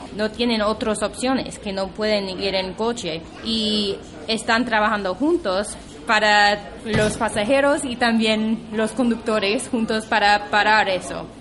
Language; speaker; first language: Spanish; non-native, fluent; English